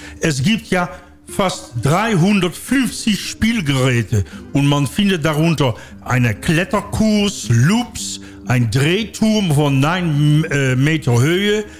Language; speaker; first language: German; non-native, learner; Dutch